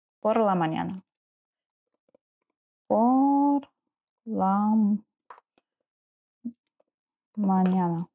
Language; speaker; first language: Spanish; non-native, learner; Ukrainian